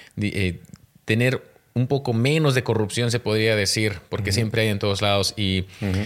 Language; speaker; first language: Spanish; native; Spanish